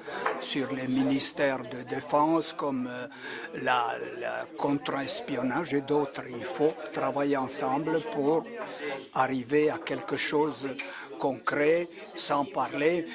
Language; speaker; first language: French; non-native, fluent; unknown